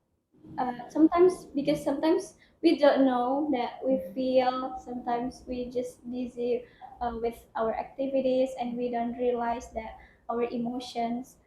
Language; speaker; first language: English; non-native, learner; Indonesian